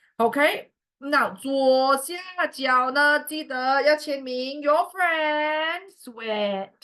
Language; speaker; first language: Chinese; native; Chinese